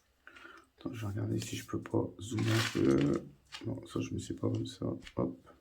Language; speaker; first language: French; native; French